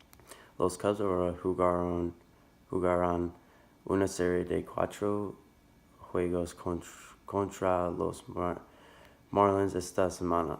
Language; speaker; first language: Spanish; non-native, learner; English